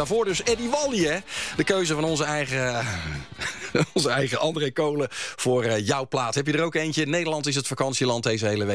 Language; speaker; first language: Dutch; native; Dutch